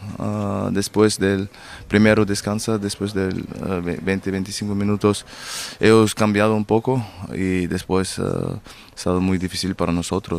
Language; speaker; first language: Spanish; non-native, learner; German